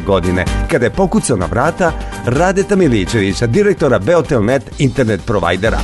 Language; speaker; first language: Serbian; native; Serbian